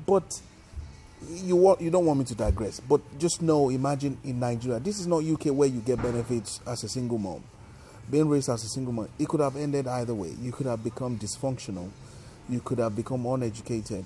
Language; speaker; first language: English; non-native, local second language; Yoruba